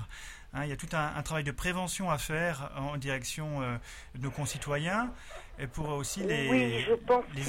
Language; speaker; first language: French; native; French